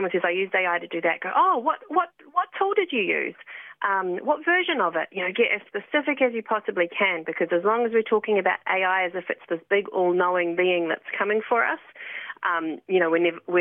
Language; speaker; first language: English; native; English